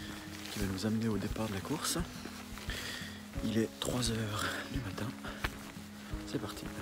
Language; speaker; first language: French; native; French